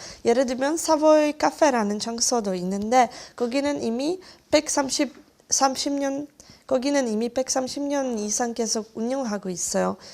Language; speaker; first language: Korean; non-native, fluent; Czech